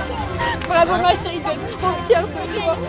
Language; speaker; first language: French; native; French